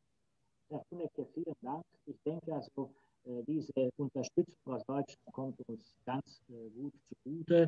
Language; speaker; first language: German; non-native, fluent; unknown